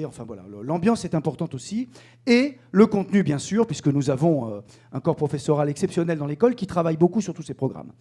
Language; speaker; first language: French; native; French